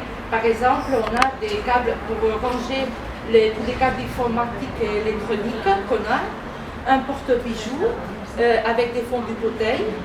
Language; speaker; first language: French; non-native, learner; Spanish